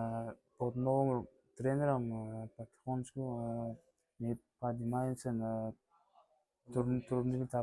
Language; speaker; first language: Russian; non-native, learner; Tajik